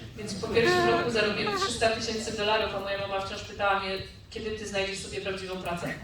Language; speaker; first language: Polish; native; Polish